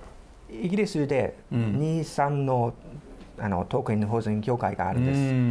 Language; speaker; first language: Japanese; non-native, fluent; English